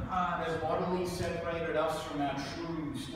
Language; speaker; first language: English; native; English